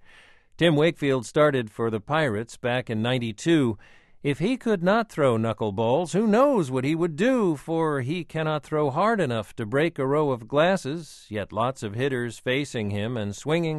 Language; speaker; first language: English; native; English